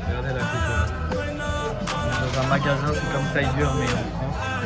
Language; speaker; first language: French; native; French